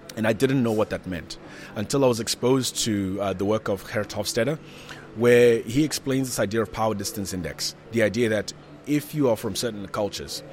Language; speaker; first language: English; non-native, local second language; Shona